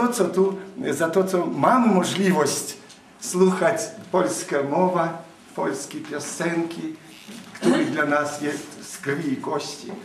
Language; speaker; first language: Polish; early bilingual, heritage; Polish